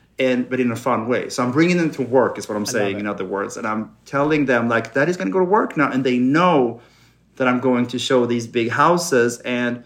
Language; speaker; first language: English; non-native, fluent; Swedish